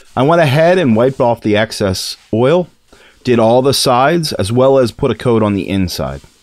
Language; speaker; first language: English; native; English